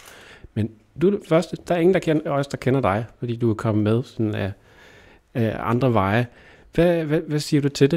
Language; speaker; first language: Danish; native; Danish